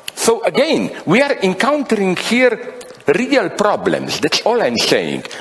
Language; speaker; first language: English; non-native, fluent; Slovenian